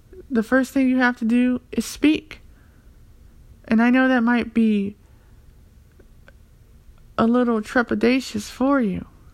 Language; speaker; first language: English; native; English